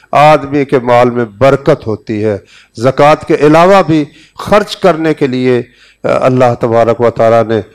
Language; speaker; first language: Urdu; native; Urdu